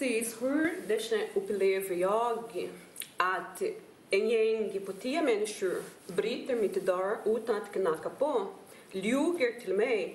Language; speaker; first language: Swedish; non-native, fluent; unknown